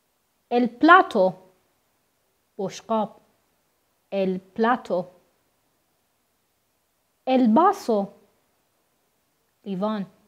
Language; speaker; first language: Spanish; non-native, fluent; Persian